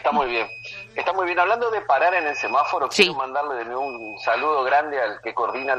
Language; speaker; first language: Spanish; native; Spanish